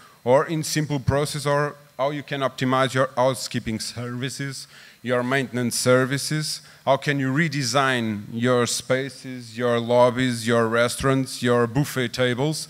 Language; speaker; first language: English; non-native, fluent; Portuguese